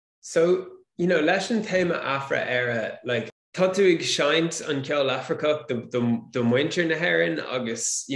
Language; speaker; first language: Irish; non-native, local second language; English